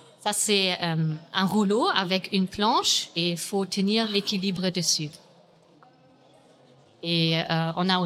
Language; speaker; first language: French; non-native, fluent; German